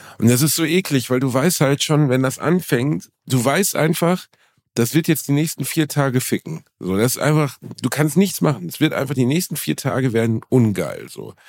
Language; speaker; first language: German; native; German